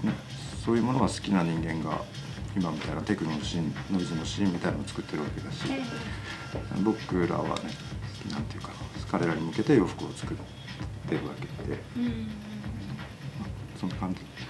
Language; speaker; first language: Japanese; native; Japanese